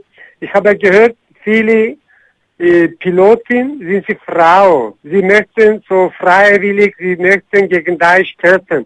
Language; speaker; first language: German; non-native, learner; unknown